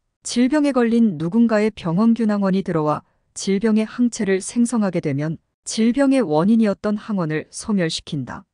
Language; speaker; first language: Korean; native; Korean